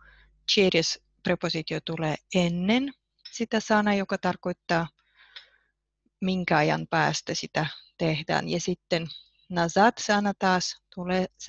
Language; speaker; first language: Finnish; non-native, fluent; Russian